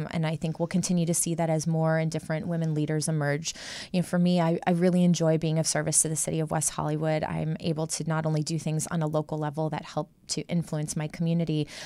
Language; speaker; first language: English; native; English